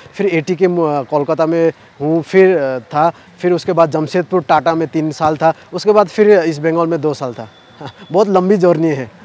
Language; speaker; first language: Hindi; non-native, local second language; Nepali